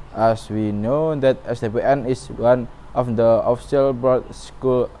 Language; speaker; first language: English; non-native, learner; Indonesian